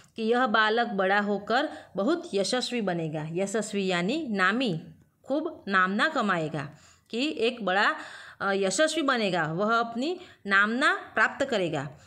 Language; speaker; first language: Hindi; non-native, local second language; Gujarati